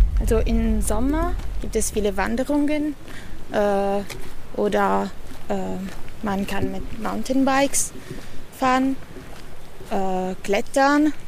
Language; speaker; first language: German; non-native, learner; Italian